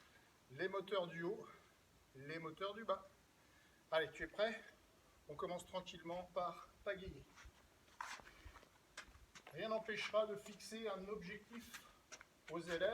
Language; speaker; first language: French; native; French